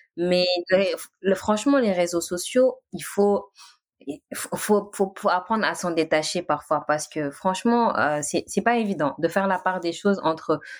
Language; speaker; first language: French; non-native, local second language; Wolof